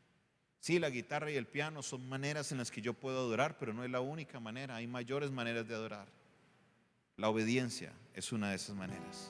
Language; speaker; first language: Spanish; native; Spanish